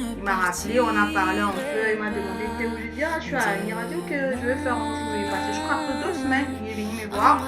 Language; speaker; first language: French; non-native, local second language; Lingala